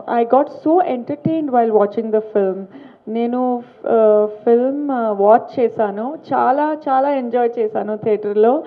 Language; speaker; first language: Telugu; non-native, learner; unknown